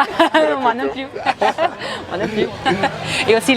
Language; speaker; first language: French; non-native, fluent; Spanish